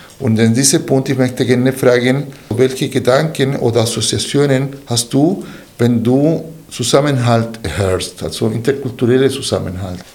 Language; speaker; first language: German; non-native, fluent; Spanish